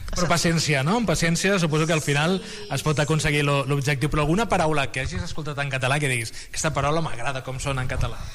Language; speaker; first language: Catalan; native; Catalan